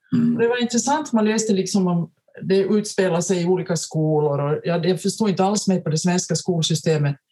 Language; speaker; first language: Swedish; native; Swedish